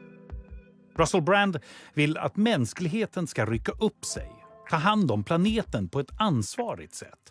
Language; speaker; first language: Swedish; native; Swedish